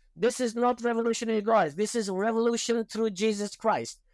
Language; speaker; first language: English; non-native, fluent; Persian